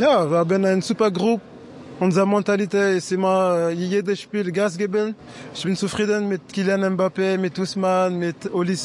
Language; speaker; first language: German; non-native, fluent; French